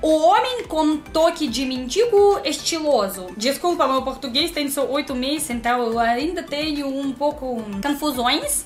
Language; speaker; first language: Portuguese; non-native, learner; Russian